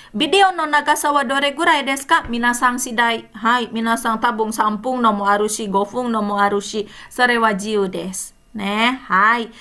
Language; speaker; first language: Japanese; non-native, fluent; Indonesian